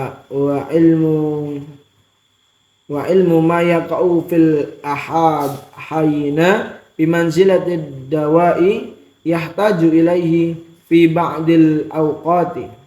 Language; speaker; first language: Arabic; non-native, learner; Indonesian